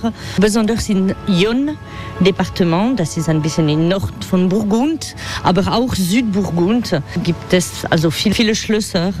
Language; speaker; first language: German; non-native, fluent; French